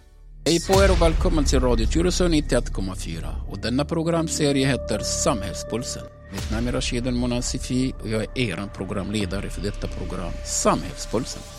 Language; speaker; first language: Swedish; non-native, fluent; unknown